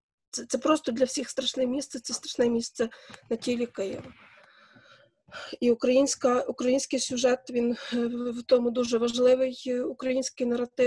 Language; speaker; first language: Ukrainian; native; Ukrainian